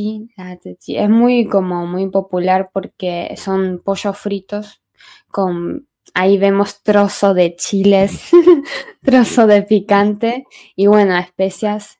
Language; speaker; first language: Spanish; non-native, fluent; Chinese